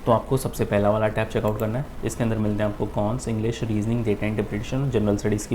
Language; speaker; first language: Hindi; native; Hindi